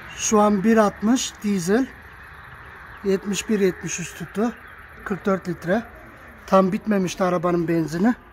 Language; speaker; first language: Turkish; early bilingual, heritage; Turkish